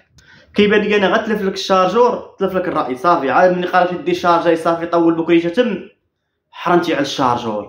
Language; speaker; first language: Arabic; native; Arabic